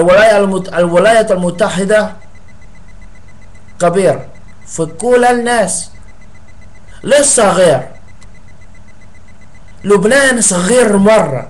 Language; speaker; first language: Arabic; non-native, learner; English